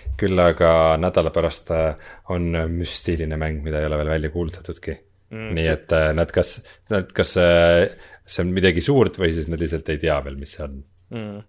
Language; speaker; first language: Estonian; native; Estonian